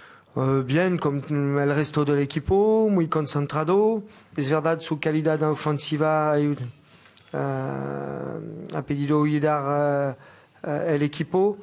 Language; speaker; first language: Spanish; non-native, fluent; French